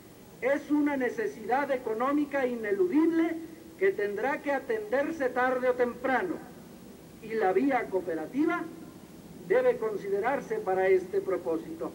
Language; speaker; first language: Spanish; native; Spanish